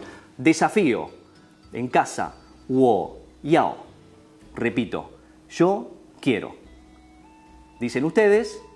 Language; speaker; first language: Spanish; native; Spanish